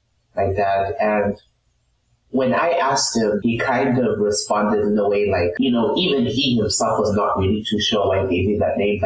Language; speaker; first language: English; non-native, local second language; Shona